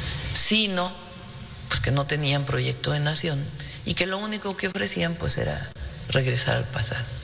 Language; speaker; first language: Spanish; native; Spanish